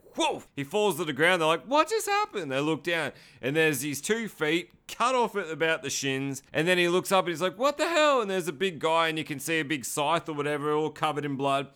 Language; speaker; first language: English; native; English